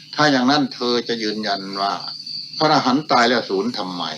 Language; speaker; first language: Thai; native; Thai